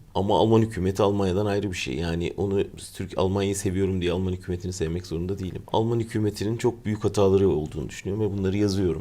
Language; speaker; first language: Turkish; native; Turkish